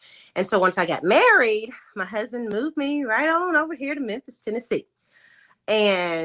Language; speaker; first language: English; native; English